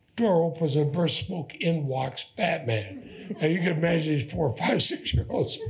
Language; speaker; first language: English; native; English